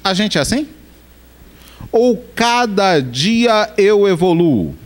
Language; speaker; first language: Portuguese; native; Portuguese